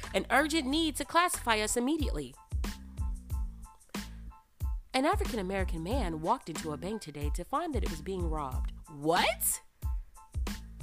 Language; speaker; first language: English; native; English